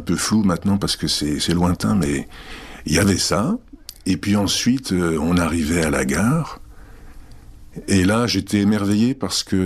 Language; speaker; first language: French; non-native, local second language; Czech